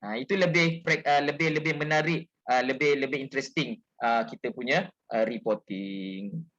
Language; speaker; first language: Malay; native; Malay